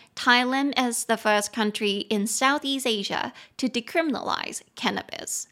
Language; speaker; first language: English; non-native, fluent; Chinese